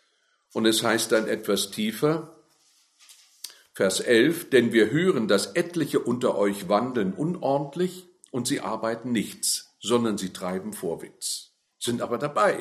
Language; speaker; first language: German; native; German